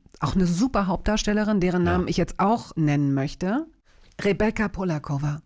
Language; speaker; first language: German; native; German